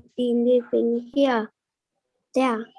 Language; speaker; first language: English; non-native, learner; Vietnamese